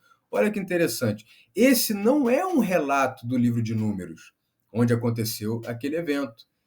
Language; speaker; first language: Portuguese; native; Portuguese